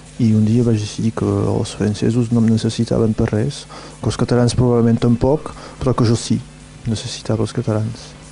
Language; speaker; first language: Catalan; non-native, local second language; French